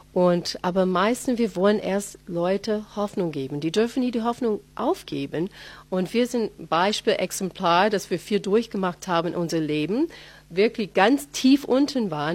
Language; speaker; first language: German; non-native, fluent; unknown